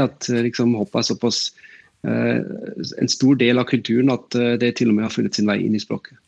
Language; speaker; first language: Norwegian; non-native, fluent; German